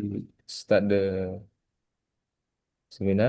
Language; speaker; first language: English; non-native, fluent; Indonesian